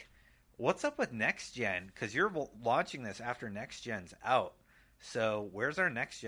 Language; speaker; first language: English; native; English